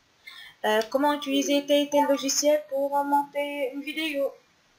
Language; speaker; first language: French; non-native, local second language; Arabic